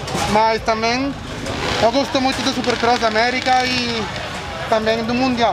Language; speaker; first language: Portuguese; non-native, fluent; Spanish